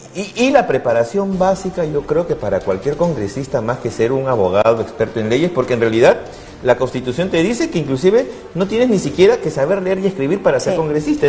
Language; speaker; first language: Spanish; native; Spanish